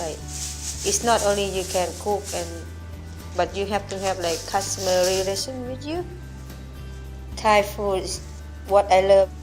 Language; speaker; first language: English; non-native, learner; Thai